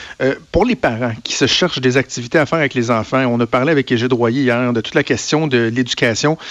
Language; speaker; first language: French; native; French